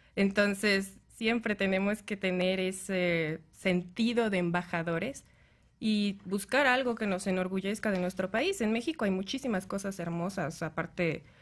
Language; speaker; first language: Spanish; native; Spanish